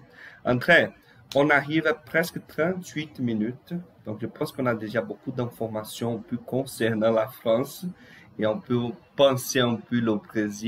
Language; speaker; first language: French; non-native, fluent; Portuguese